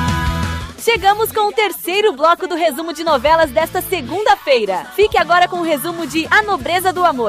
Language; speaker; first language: Portuguese; native; Portuguese